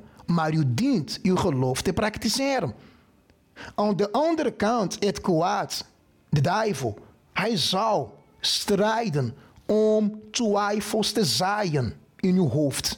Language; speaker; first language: Dutch; non-native, fluent; Portuguese